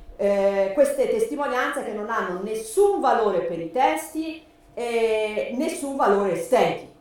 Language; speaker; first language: Italian; native; Italian